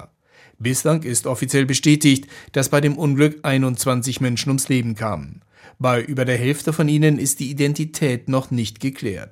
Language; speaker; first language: German; native; German